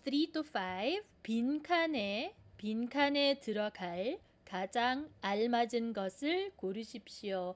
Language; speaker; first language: Korean; non-native, fluent; Filipino